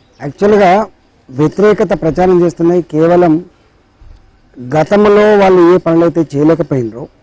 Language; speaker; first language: Telugu; native; Telugu